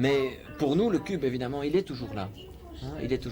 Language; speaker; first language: French; native; French